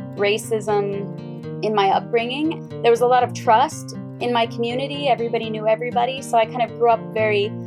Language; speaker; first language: English; native; English